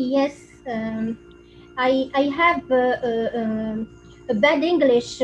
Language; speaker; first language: English; non-native, learner; French